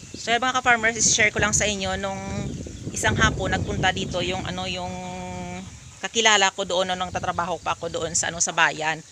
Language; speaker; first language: Filipino; non-native, local second language; Hiligaynon